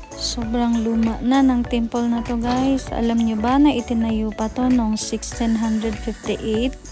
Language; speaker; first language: Filipino; native; Filipino